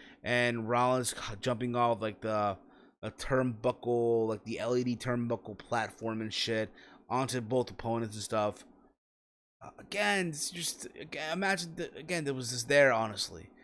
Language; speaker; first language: English; native; English